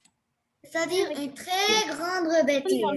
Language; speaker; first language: French; non-native, learner; Arabic